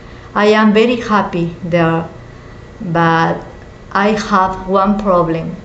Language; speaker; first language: English; non-native, learner; Spanish